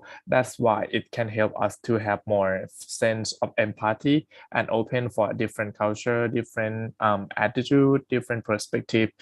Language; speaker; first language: English; non-native, fluent; Thai